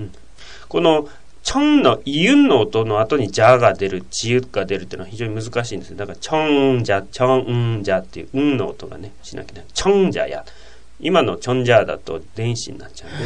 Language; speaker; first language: Japanese; native; Japanese